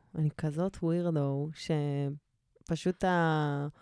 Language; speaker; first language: Hebrew; native; Hebrew